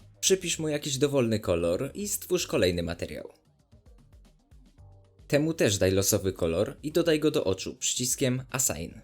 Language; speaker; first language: Polish; native; Polish